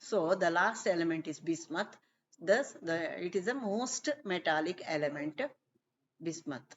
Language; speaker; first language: English; non-native, local second language; Kannada